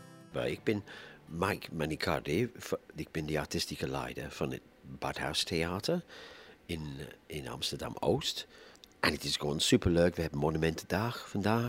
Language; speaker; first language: Dutch; non-native, fluent; English